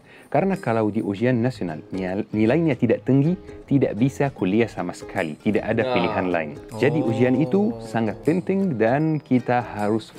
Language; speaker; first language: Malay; non-native, fluent; Arabic